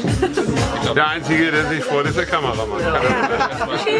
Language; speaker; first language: German; native; German